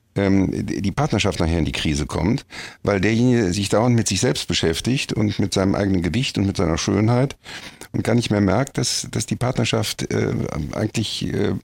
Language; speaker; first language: German; native; German